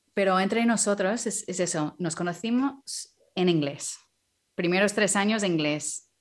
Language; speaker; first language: Spanish; non-native, fluent; English